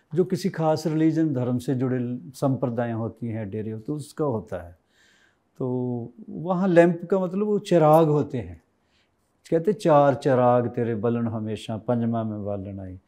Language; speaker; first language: Hindi; native; Hindi